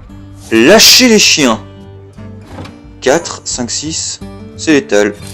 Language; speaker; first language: French; native; French